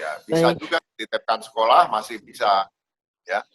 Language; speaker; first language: Indonesian; native; Indonesian